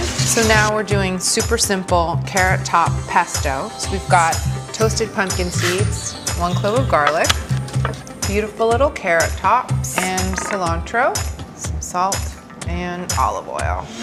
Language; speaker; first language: English; native; English